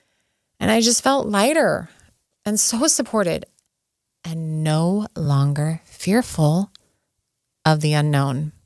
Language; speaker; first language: English; native; English